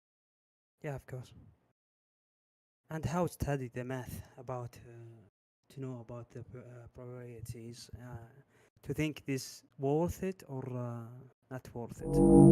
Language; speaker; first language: English; non-native, learner; Arabic